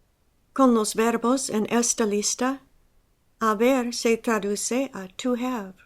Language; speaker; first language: Spanish; non-native, fluent; English